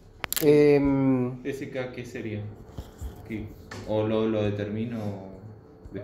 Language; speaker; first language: Spanish; native; Spanish